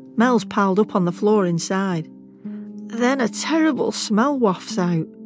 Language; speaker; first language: English; native; English